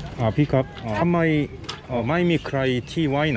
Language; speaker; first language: Thai; non-native, learner; Korean